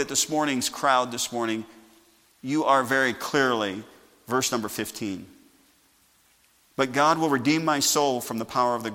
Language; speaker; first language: English; native; English